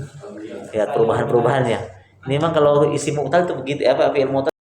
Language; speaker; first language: Indonesian; native; Indonesian